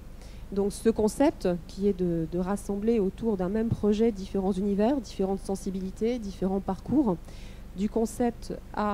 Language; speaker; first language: French; native; French